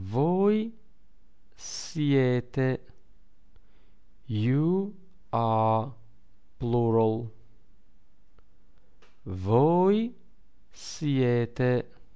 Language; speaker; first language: Italian; non-native, fluent; English